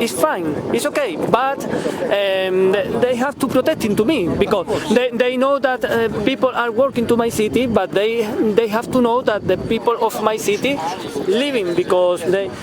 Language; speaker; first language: English; non-native, learner; Spanish